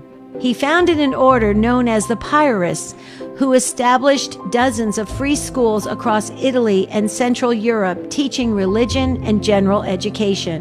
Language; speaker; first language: English; native; English